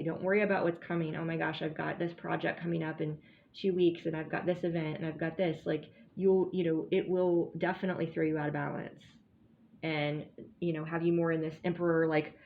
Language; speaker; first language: English; native; English